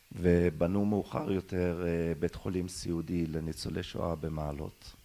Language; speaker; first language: Hebrew; non-native, local second language; German